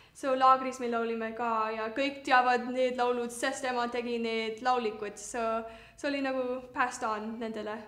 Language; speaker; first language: Estonian; early bilingual, heritage; Estonian